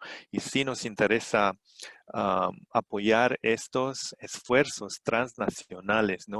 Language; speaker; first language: Spanish; non-native, fluent; Romanian